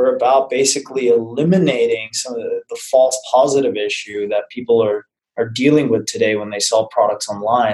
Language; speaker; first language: English; native; English